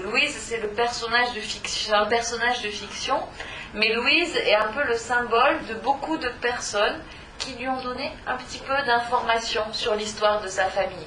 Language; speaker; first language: French; native; French